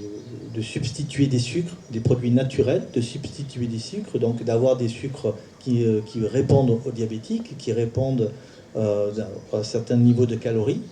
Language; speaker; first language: French; native; French